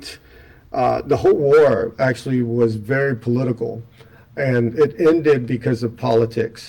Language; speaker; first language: English; native; English